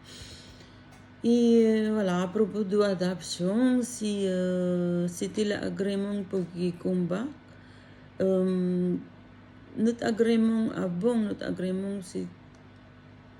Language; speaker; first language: French; non-native, learner; Filipino